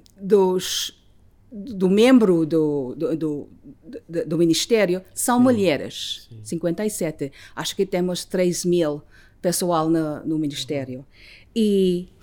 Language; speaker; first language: Portuguese; non-native, learner; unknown